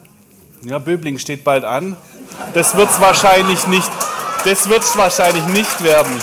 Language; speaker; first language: German; native; German